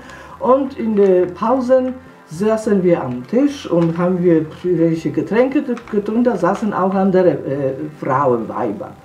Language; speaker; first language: German; non-native, fluent; Polish